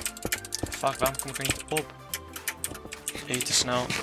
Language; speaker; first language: Dutch; native; Dutch